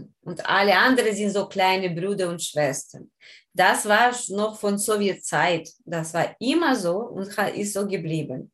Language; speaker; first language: German; non-native, learner; Ukrainian